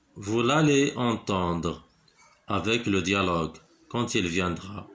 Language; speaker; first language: French; non-native, local second language; Arabic